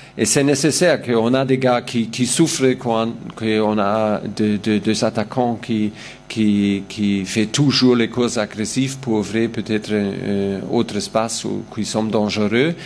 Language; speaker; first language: French; non-native, learner; German